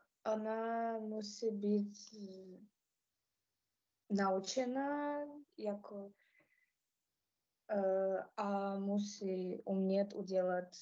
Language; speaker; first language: Czech; non-native, learner; Ukrainian